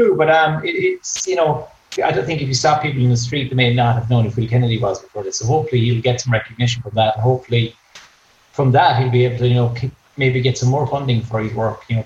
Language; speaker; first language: English; native; English